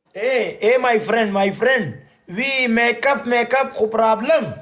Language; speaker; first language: English; non-native, learner; Pashto